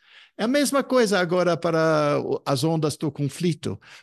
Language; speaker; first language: Portuguese; non-native, fluent; English